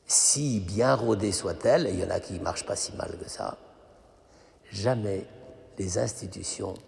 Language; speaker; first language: French; native; French